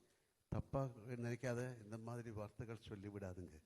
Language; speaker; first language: Tamil; non-native, learner; Malayalam